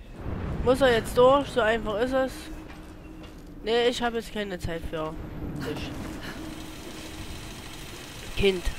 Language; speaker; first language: German; native; German